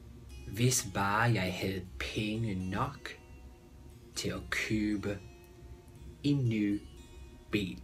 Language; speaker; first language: Danish; non-native, fluent; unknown